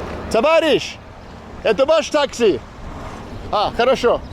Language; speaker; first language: Russian; non-native, learner; English